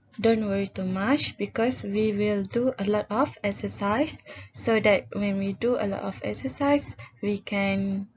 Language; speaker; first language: English; non-native, local second language; Malay